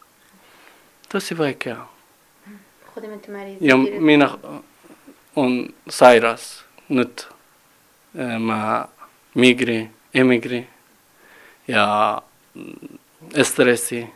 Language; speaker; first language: Finnish; non-native, learner; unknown